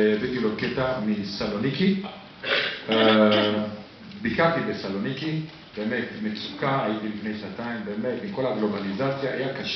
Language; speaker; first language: Hebrew; non-native, fluent; Romanian